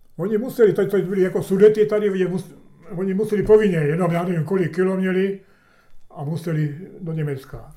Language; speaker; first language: Czech; early bilingual, heritage; Czech